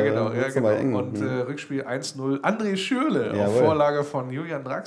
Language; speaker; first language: German; native; German